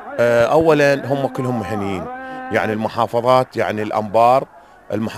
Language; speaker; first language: Arabic; native; Arabic